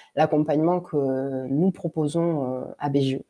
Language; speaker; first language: French; native; French